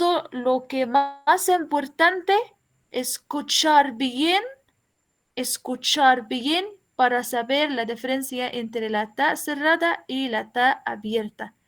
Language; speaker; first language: Spanish; non-native, fluent; Arabic